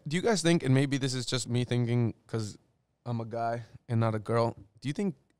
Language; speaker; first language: English; early bilingual, other home language; Spanish